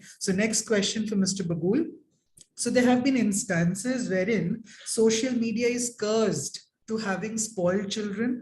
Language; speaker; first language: English; non-native, local second language; Hindi